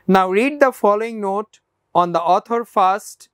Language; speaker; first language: English; non-native, local second language; Bangla